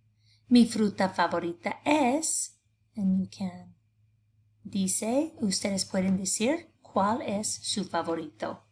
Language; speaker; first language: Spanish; non-native, fluent; English